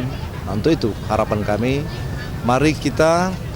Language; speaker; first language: Indonesian; native; Indonesian